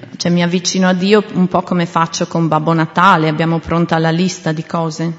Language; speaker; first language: Italian; native; Italian